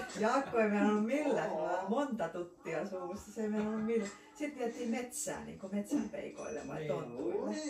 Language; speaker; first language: Finnish; native; Finnish